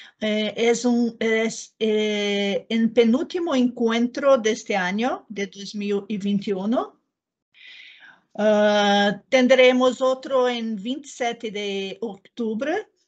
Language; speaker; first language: Spanish; non-native, learner; Portuguese